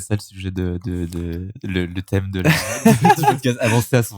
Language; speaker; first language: French; native; French